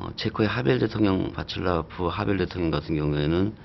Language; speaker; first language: Korean; native; Korean